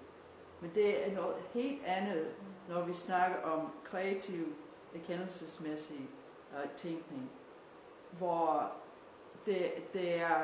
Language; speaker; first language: Danish; non-native, fluent; English